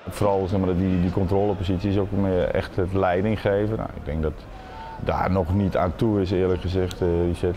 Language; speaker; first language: Dutch; native; Dutch